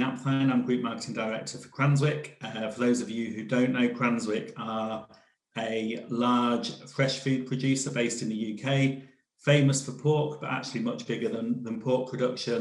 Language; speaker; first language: English; native; English